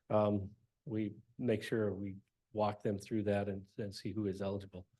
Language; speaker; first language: English; native; English